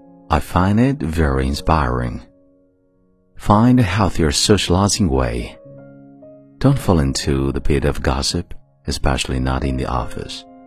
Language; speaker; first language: English; non-native, fluent; Chinese